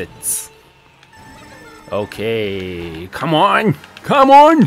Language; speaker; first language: English; non-native, learner; Japanese